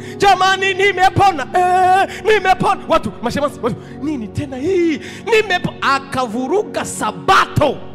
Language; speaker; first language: Swahili; native; Swahili